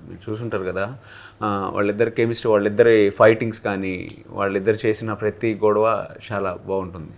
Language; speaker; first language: Telugu; native; Telugu